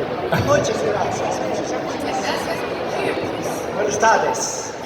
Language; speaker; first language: Spanish; non-native, learner; English